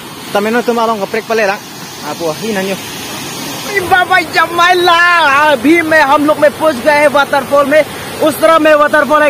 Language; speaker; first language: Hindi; non-native, local second language; Karbi